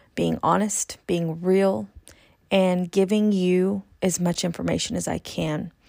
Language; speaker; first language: English; native; English